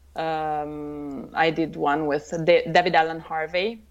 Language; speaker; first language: English; early bilingual, other home language; Italian